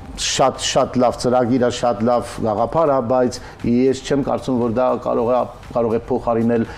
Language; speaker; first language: Armenian; native; Armenian